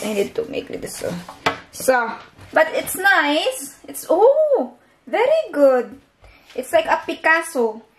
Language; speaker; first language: English; non-native, learner; Filipino